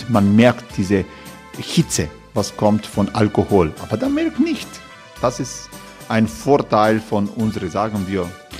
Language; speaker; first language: German; non-native, learner; Croatian